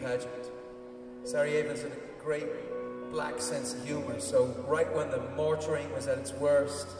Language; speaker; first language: English; native; English